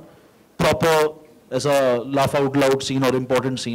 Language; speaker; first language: Hindi; native; Hindi